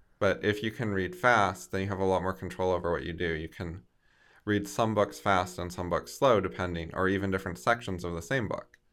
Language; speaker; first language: English; native; English